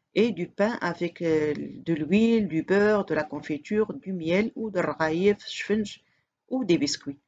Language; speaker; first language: French; non-native, local second language; Arabic